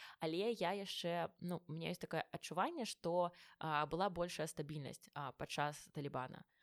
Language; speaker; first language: Belarusian; non-native, local second language; Russian